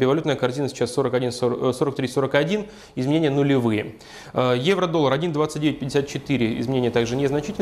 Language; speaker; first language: Russian; native; Russian